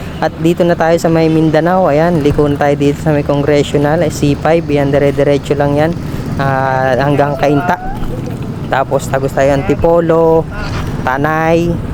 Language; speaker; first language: Filipino; native; Filipino